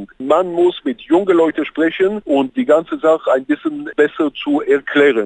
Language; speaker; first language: German; non-native, fluent; Hebrew